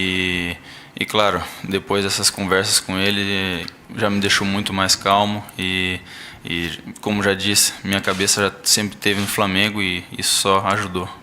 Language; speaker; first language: Portuguese; early bilingual, heritage; Portuguese